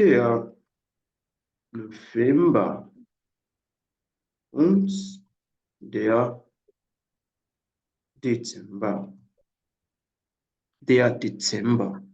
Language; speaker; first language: German; non-native, fluent; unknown